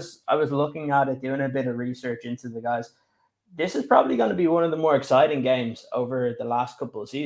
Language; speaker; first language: English; native; English